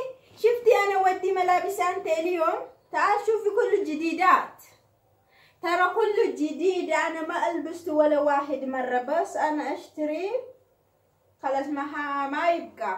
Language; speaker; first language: Arabic; non-native, learner; Oromo